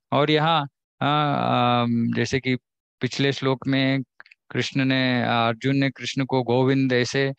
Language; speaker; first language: Hindi; non-native, local second language; Kannada